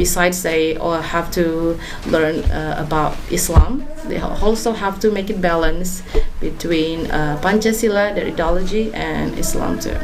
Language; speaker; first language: English; non-native, fluent; Indonesian